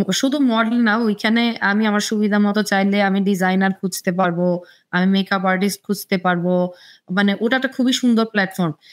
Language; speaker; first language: Bangla; native; Bangla